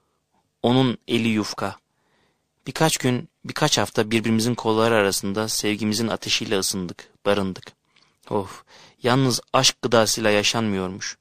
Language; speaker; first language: Turkish; native; Turkish